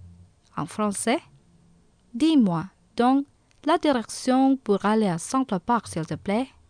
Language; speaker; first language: French; non-native, fluent; Indonesian